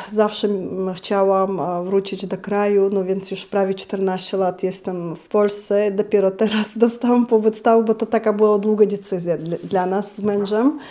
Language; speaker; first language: Polish; non-native, fluent; Chechen